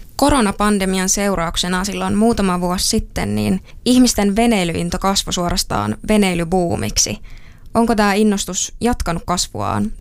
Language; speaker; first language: Finnish; native; Finnish